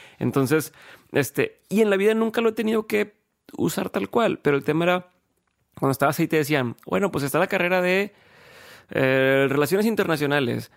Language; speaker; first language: Spanish; native; Spanish